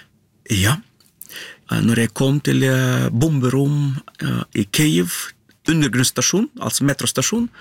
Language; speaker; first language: Norwegian; non-native, learner; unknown